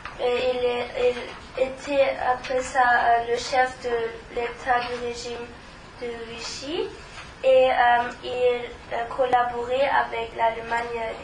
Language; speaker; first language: French; non-native, learner; German